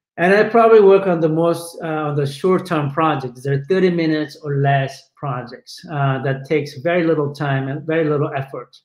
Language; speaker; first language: English; non-native, fluent; Portuguese